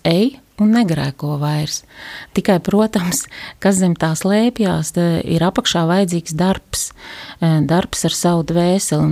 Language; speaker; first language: Latvian; native; Latvian